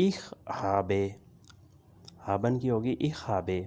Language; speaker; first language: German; non-native, learner; Urdu